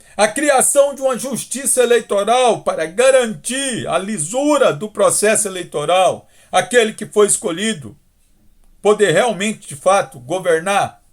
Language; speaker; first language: Portuguese; native; Portuguese